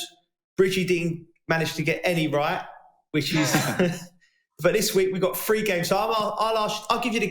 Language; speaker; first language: English; native; English